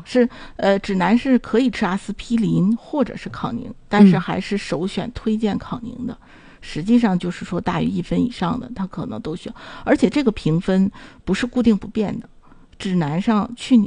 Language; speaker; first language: Chinese; native; Chinese